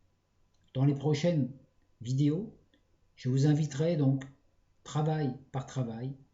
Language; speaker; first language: French; native; French